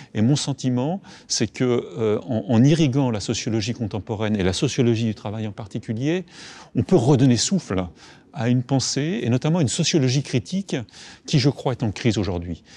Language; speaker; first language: French; native; French